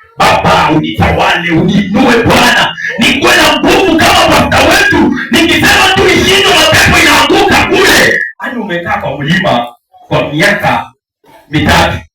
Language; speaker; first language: Swahili; non-native, local second language; Luo (Kenya and Tanzania)